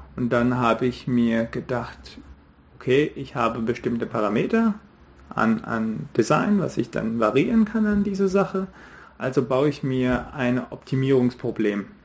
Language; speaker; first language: German; non-native, fluent; Hindi